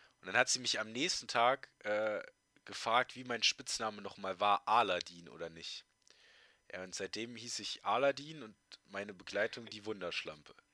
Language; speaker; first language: German; native; German